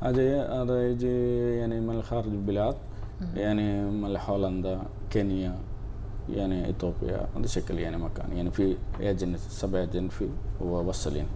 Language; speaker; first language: Arabic; non-native, learner; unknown